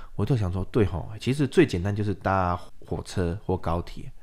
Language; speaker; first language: Chinese; non-native, local second language; Min Nan Chinese